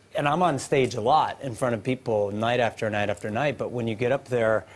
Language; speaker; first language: English; native; English